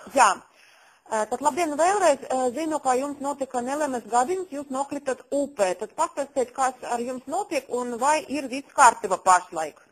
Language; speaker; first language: Latvian; non-native, local second language; Russian